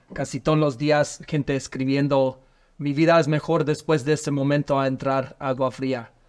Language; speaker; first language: Spanish; non-native, learner; English